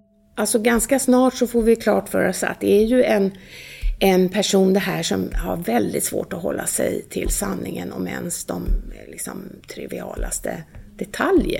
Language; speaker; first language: Swedish; native; Swedish